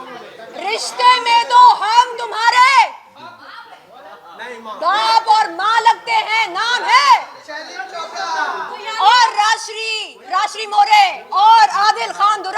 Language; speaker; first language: Hindi; native; Hindi